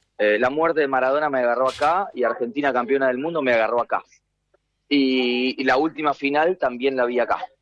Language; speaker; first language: Spanish; native; Spanish